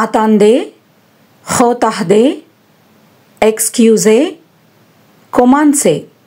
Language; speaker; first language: French; non-native, fluent; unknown